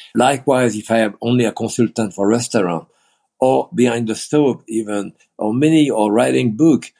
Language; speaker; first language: English; non-native, fluent; French